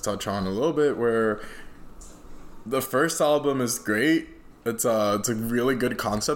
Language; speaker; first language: English; non-native, fluent; Spanish